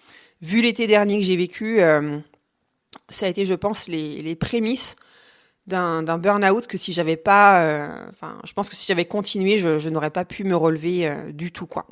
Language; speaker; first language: French; native; French